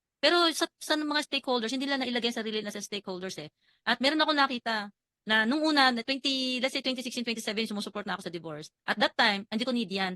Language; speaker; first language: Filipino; native; Filipino